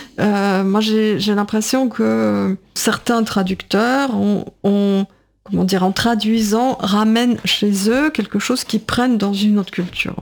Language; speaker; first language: French; non-native, fluent; Russian